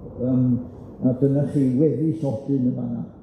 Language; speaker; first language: Welsh; native; Welsh